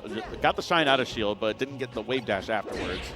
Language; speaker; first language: English; native; English